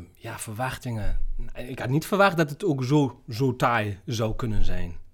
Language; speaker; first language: Dutch; native; Dutch